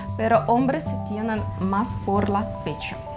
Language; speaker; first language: Spanish; non-native, learner; Ukrainian